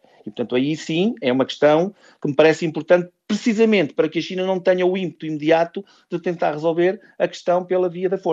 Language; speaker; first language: Portuguese; native; Portuguese